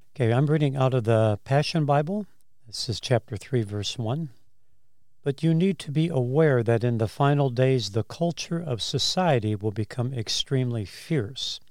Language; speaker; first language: English; native; English